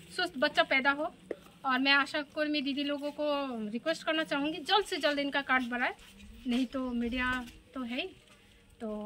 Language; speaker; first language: Hindi; non-native, local second language; Bangla